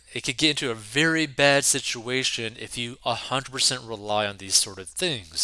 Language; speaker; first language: English; native; English